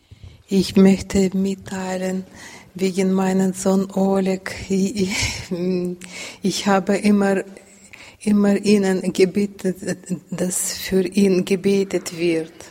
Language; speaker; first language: German; non-native, learner; Russian